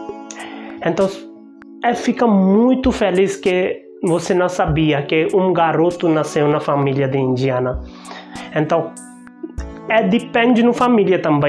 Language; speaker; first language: Portuguese; non-native, learner; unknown